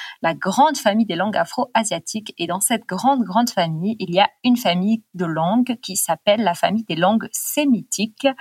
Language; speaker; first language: French; native; French